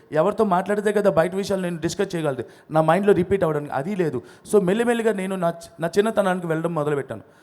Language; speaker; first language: Telugu; non-native, local second language; Odia